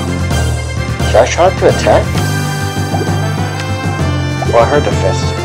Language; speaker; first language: English; native; English